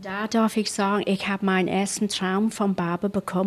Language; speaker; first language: German; non-native, fluent; English